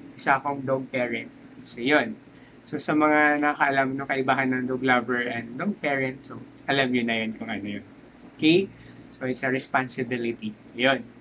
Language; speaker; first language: Filipino; non-native, local second language; Cebuano